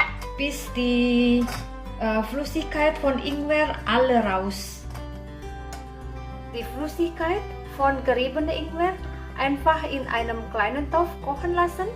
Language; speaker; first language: German; non-native, learner; Indonesian